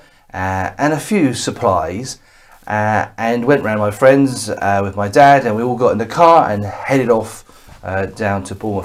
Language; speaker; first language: English; native; English